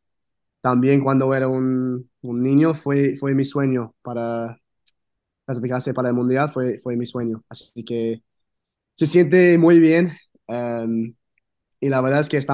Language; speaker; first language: Spanish; non-native, fluent; English